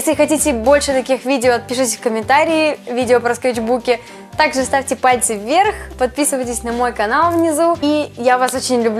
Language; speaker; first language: Russian; native; Russian